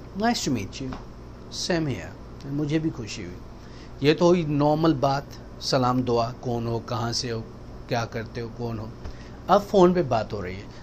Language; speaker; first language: Urdu; non-native, local second language; Baluchi